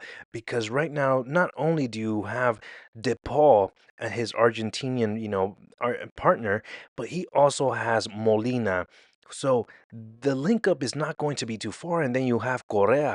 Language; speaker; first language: English; native; English